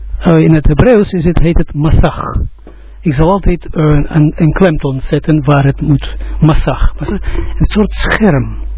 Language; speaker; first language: Dutch; non-native, fluent; Russian